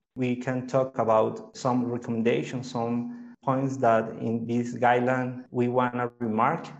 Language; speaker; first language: English; non-native, fluent; Spanish